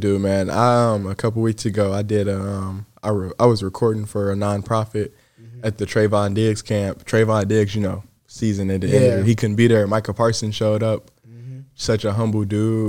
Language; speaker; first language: English; native; English